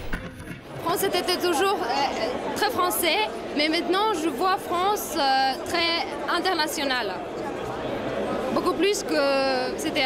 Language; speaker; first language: French; non-native, fluent; Polish